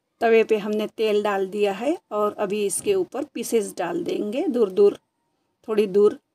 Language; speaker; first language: Hindi; non-native, local second language; Marathi